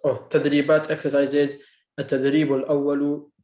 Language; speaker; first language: Arabic; non-native, fluent; English